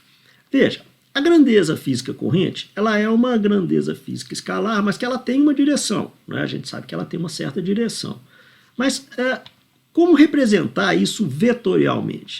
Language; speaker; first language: Portuguese; native; Portuguese